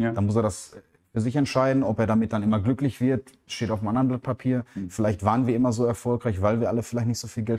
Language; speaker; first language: German; native; German